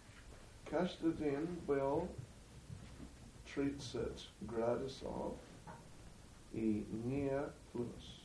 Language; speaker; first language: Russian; non-native, learner; English